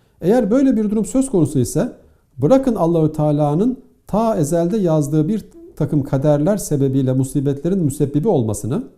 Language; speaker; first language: Turkish; native; Turkish